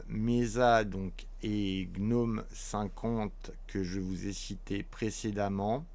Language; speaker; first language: French; native; French